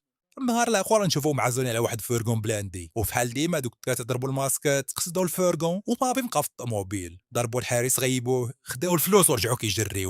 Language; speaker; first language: Arabic; native; Arabic